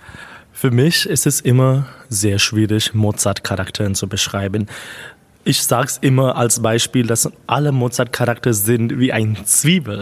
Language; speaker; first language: German; non-native, fluent; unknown